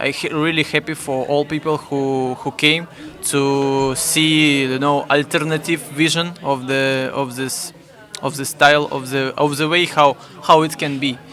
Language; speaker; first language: English; non-native, fluent; Russian